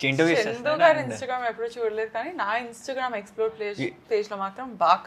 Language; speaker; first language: Telugu; native; Telugu